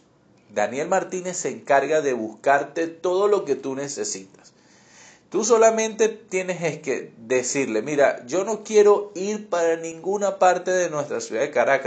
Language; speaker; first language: Spanish; native; Spanish